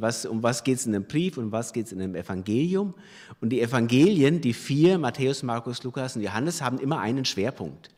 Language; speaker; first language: German; native; German